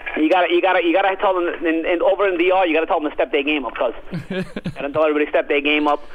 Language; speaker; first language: English; early bilingual, other home language; Italian